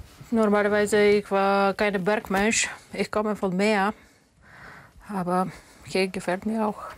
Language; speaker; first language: German; non-native, learner; Bulgarian